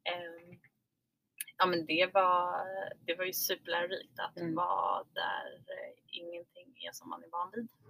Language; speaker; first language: Swedish; early bilingual, other home language; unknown